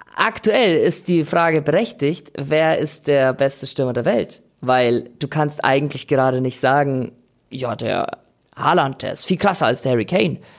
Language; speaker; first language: German; native; German